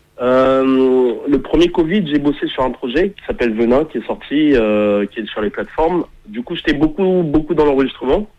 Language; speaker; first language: French; early bilingual, heritage; French